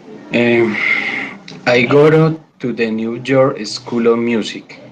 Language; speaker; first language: English; non-native, learner; Spanish